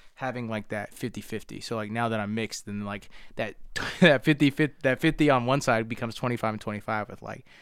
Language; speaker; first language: English; early bilingual, other home language; Spanish